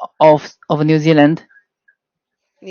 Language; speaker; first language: English; non-native, learner; Chinese